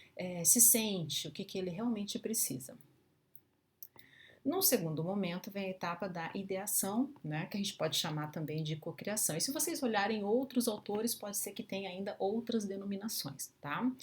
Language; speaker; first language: Portuguese; native; Portuguese